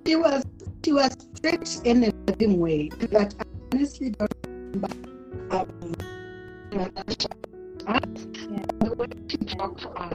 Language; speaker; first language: English; non-native, local second language; Tswana